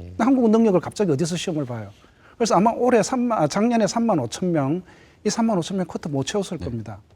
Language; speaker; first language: Korean; native; Korean